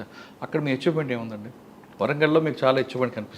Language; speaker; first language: Telugu; native; Telugu